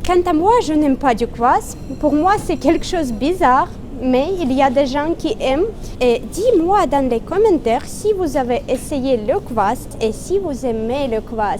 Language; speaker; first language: French; non-native, fluent; Russian